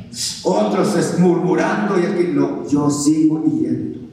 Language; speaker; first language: Spanish; native; Spanish